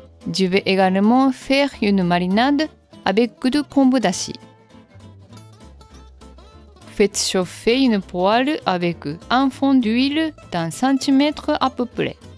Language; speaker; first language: French; non-native, learner; Japanese